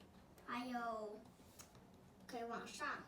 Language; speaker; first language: Chinese; early bilingual, heritage; Chinese